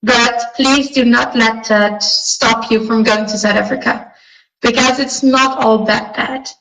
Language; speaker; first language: English; non-native, fluent; Dutch